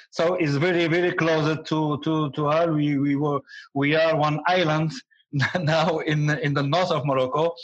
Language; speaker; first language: English; non-native, learner; Arabic